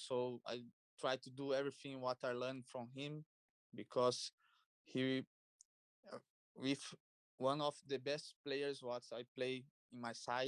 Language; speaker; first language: English; non-native, learner; Portuguese